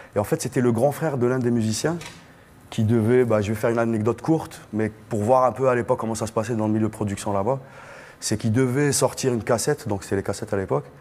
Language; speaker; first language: French; non-native, local second language; Arabic